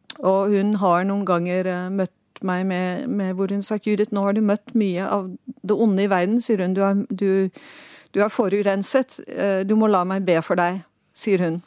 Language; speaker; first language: Norwegian; non-native, fluent; Dutch